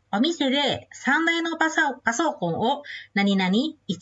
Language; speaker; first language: Japanese; non-native, fluent; Indonesian